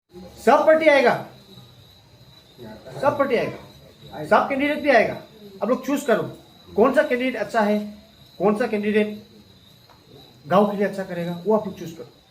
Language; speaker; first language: Hindi; non-native, local second language; Garo